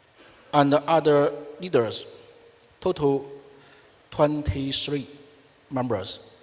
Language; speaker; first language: English; non-native, fluent; Chinese